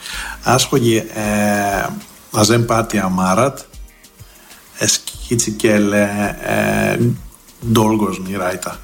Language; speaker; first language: Hungarian; non-native, fluent; Greek